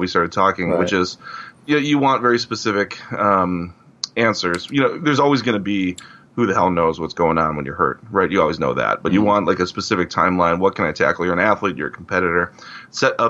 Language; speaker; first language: English; native; English